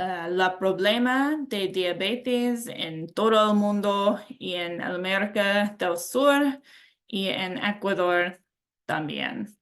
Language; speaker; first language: Spanish; non-native, learner; English